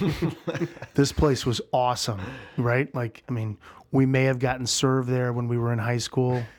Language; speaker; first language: English; native; English